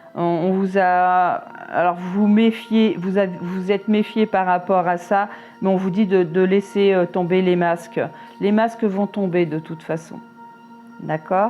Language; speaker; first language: French; native; French